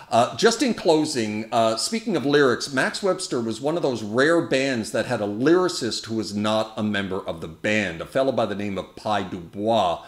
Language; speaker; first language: English; native; English